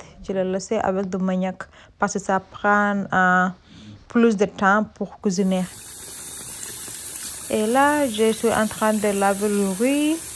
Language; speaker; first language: French; non-native, learner; Soninke